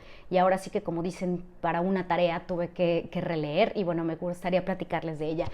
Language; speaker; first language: Spanish; native; Spanish